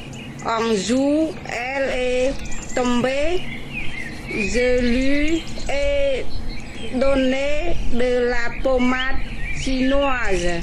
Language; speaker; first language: French; non-native, learner; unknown